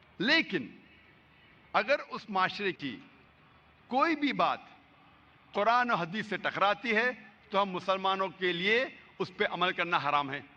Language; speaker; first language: Urdu; non-native, local second language; Konkani